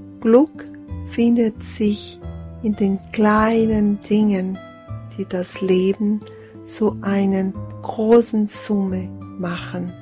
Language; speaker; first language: German; non-native, fluent; Portuguese